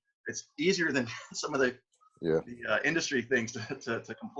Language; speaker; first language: English; native; English